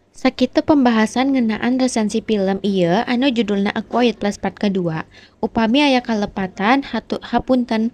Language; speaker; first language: Sundanese; non-native, local second language; Indonesian